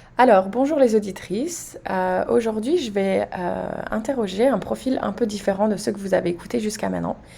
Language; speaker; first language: French; native; French